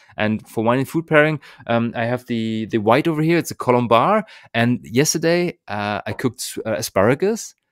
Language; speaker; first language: English; non-native, fluent; German